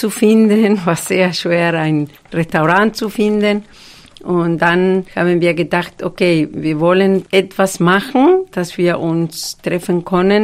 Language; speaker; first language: German; non-native, fluent; Spanish